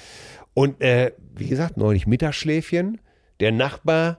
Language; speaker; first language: German; native; German